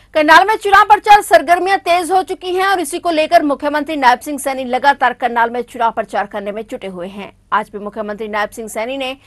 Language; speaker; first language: Hindi; native; Hindi